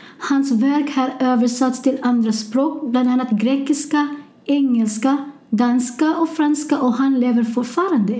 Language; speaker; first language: Swedish; non-native, fluent; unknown